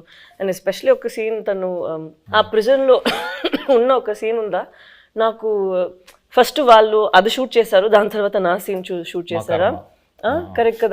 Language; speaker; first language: Telugu; non-native, local second language; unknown